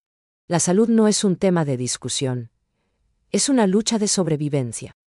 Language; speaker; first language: Spanish; native; Spanish